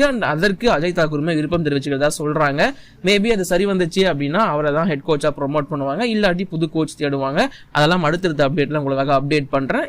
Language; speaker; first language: Tamil; native; Tamil